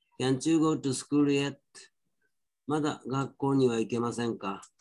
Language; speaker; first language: Japanese; native; Japanese